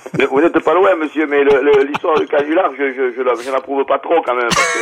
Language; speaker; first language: French; native; French